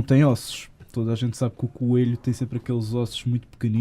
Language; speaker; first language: Portuguese; native; Portuguese